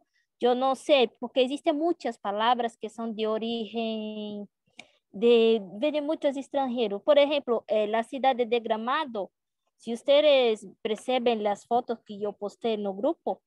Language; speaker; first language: Spanish; non-native, learner; Portuguese